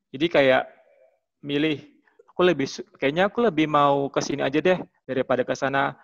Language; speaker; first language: English; non-native, fluent; Indonesian